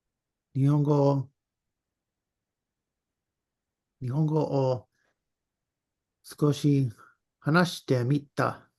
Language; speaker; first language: Japanese; non-native, learner; English